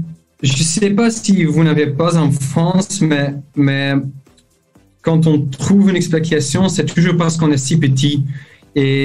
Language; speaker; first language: French; non-native, local second language; Dutch